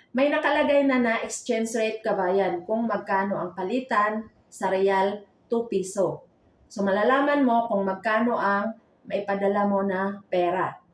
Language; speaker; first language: Filipino; non-native, local second language; Cebuano